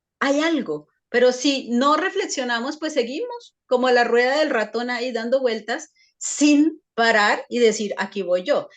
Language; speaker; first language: Spanish; native; Spanish